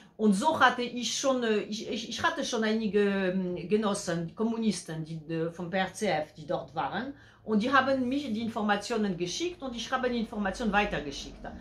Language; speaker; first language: German; non-native, fluent; Polish